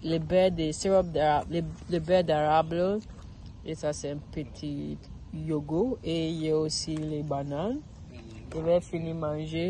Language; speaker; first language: French; non-native, learner; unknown